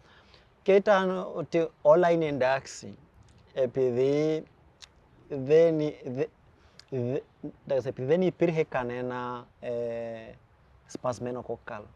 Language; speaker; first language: Greek; non-native, fluent; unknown